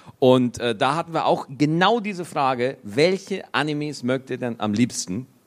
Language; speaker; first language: German; native; German